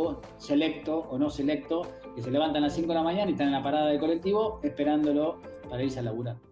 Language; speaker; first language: Spanish; native; Spanish